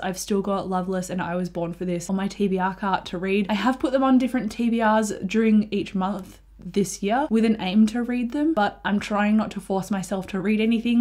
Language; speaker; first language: English; native; English